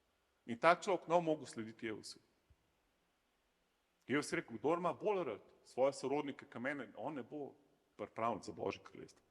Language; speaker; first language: Slovenian; native; Slovenian